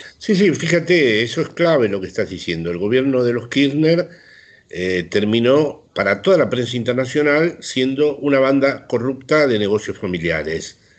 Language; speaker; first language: Spanish; native; Spanish